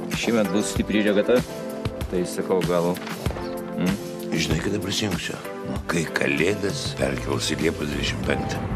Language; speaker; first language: Lithuanian; native; Lithuanian